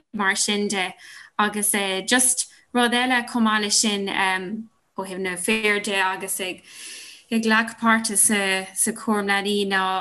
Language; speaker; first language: Irish; non-native, local second language; English